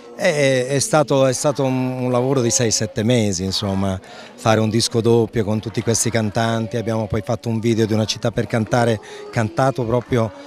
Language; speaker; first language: Italian; native; Italian